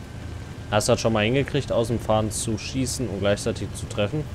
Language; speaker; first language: German; native; German